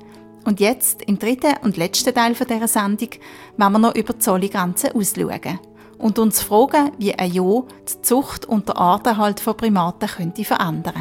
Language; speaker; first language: German; native; German